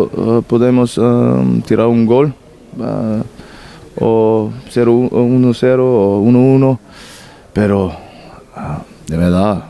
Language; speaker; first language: Spanish; non-native, learner; German